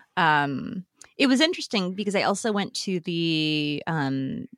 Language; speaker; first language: English; native; English